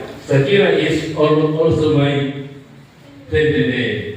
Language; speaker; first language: English; non-native, fluent; Indonesian